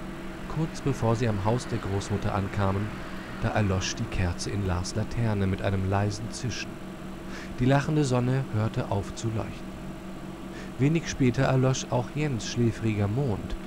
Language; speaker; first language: German; native; German